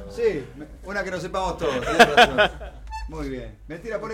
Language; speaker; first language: Spanish; native; Spanish